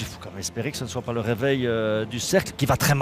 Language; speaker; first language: French; native; French